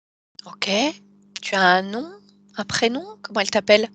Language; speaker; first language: French; native; French